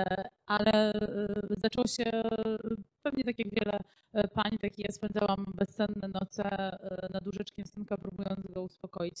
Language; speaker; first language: Polish; native; Polish